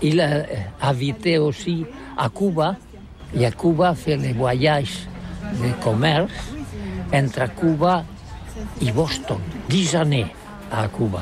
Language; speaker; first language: French; non-native, learner; Catalan